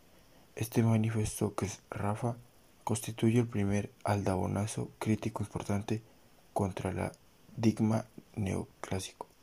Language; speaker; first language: Spanish; native; Spanish